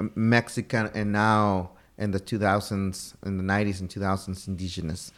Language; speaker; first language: English; non-native, fluent; Spanish